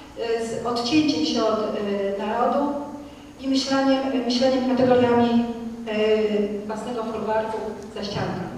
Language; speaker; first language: Polish; native; Polish